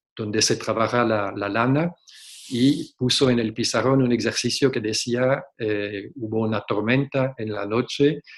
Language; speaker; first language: Spanish; non-native, fluent; French